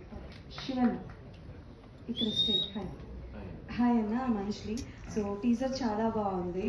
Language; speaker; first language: Telugu; native; Telugu